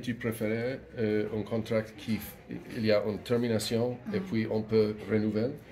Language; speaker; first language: French; non-native, learner; English